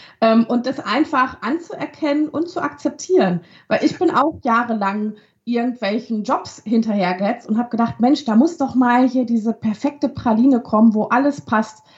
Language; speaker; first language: German; early bilingual, other home language; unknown